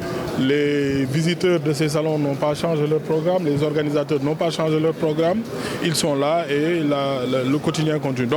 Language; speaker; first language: French; non-native, local second language; Wolof